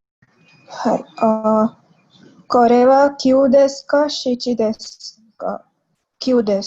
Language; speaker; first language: Japanese; non-native, learner; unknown